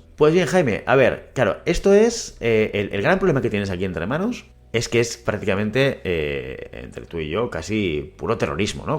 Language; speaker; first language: Spanish; native; Spanish